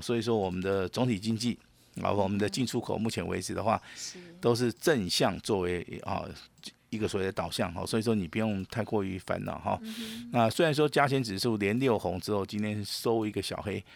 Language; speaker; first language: Chinese; native; Chinese